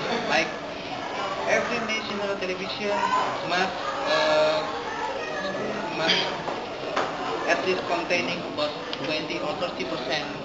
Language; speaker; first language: English; non-native, learner; Indonesian